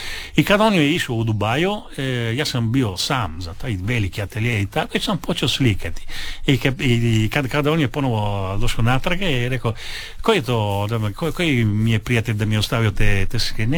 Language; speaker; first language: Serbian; early bilingual, heritage; Italian